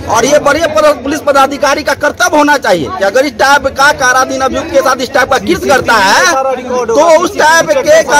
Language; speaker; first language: Hindi; native; Hindi